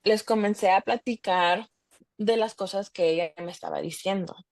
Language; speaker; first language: Spanish; early bilingual, heritage; Spanish